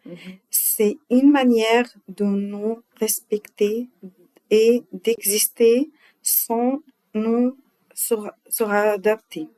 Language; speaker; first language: French; non-native, learner; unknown